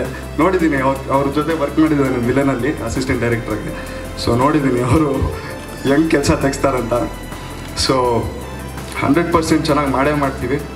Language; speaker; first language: Kannada; native; Kannada